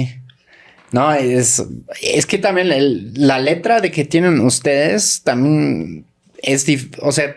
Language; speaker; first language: Spanish; native; Spanish